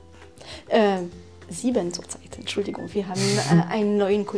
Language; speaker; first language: German; non-native, fluent; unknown